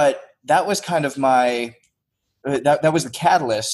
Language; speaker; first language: English; native; English